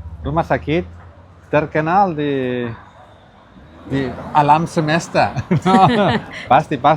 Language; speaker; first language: Indonesian; non-native, learner; Catalan